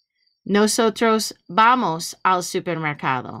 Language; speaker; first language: Spanish; non-native, fluent; English